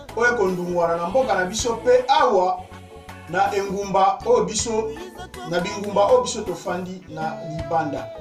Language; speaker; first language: Lingala; non-native, local second language; Kongo